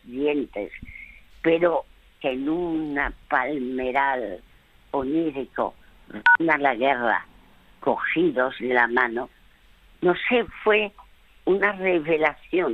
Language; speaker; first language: Spanish; early bilingual, other home language; French